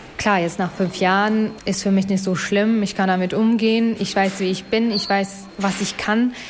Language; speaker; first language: German; non-native, fluent; Albanian